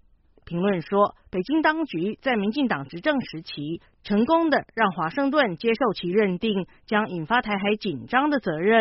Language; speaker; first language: Chinese; native; Chinese